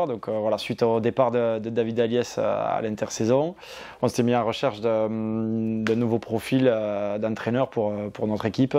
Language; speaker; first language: French; native; French